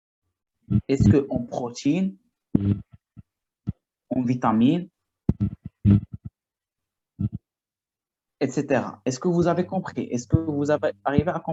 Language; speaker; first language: French; non-native, fluent; Arabic